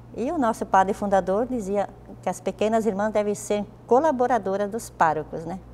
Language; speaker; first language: Portuguese; native; Portuguese